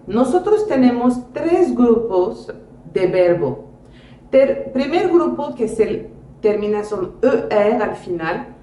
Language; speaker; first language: Spanish; non-native, fluent; French